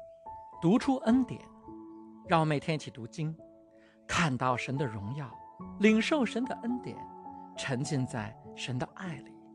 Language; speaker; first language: Chinese; native; Chinese